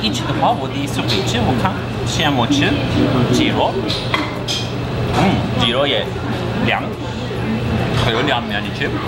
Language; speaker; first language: Chinese; non-native, fluent; Turkish